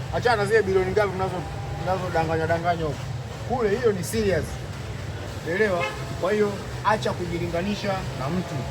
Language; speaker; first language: Swahili; native; Swahili